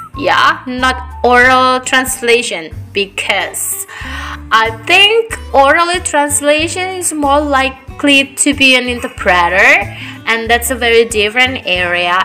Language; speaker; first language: English; non-native, fluent; Indonesian